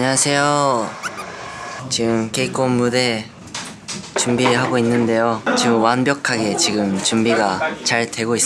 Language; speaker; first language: Korean; non-native, fluent; Japanese